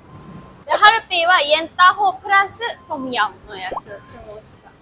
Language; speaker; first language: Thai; non-native, fluent; Japanese